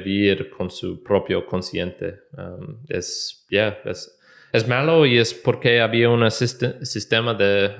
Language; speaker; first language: Spanish; non-native, learner; English